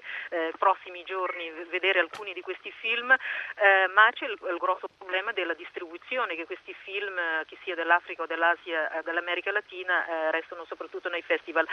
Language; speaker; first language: Italian; non-native, fluent; Portuguese